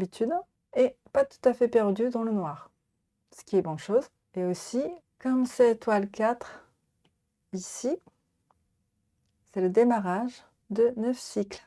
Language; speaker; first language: French; non-native, learner; Japanese